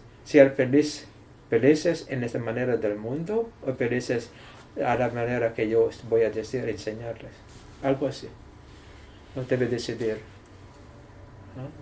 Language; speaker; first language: Spanish; non-native, learner; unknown